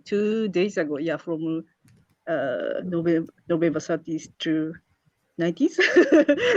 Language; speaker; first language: English; non-native, learner; Japanese